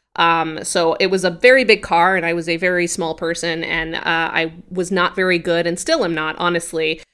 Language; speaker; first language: English; native; English